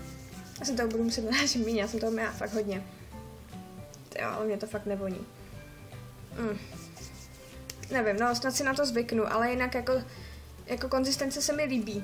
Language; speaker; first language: Czech; native; Czech